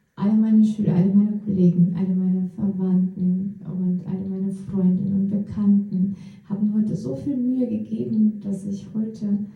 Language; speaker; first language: German; non-native, fluent; Russian